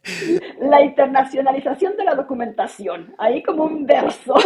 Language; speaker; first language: Spanish; native; Spanish